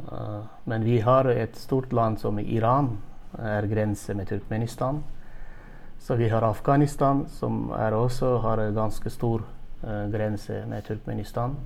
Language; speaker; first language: Norwegian; non-native, fluent; Turkmen